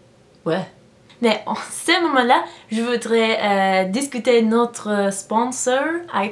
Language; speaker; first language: French; non-native, learner; English